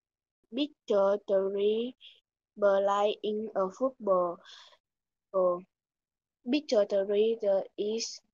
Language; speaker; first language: English; non-native, learner; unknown